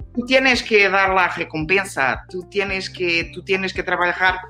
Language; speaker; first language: Spanish; non-native, learner; Portuguese